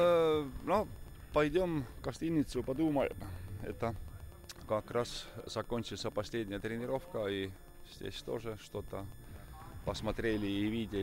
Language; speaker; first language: Russian; non-native, fluent; Estonian